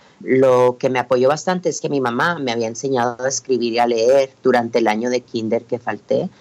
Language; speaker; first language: Spanish; early bilingual, heritage; Spanish